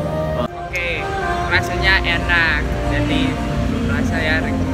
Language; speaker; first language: Indonesian; non-native, fluent; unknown